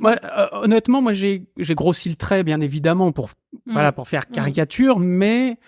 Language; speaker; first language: French; native; French